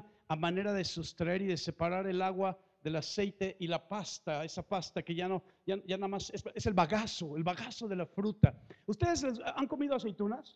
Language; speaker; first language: Spanish; native; Spanish